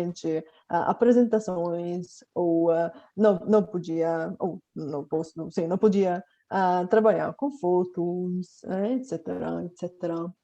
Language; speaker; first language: Portuguese; non-native, fluent; Bulgarian